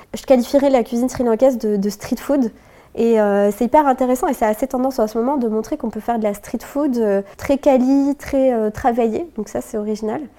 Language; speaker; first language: French; native; French